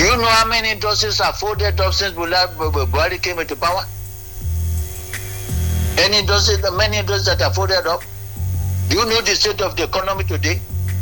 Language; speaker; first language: English; non-native, local second language; Yoruba